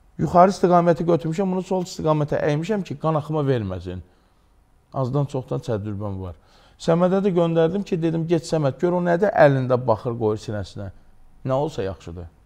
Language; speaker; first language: Azerbaijani; native; Azerbaijani